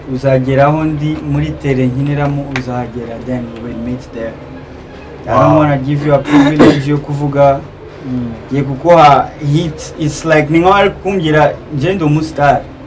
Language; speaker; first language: Kinyarwanda; native; Kinyarwanda